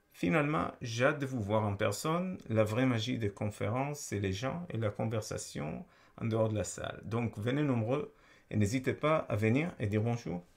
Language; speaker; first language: French; non-native, fluent; Hebrew